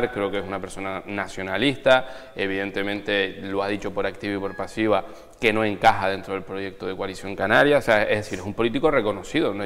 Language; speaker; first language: Spanish; native; Spanish